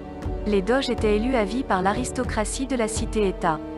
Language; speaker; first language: French; native; French